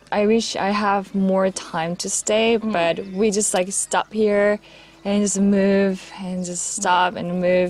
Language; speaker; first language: English; non-native, learner; Korean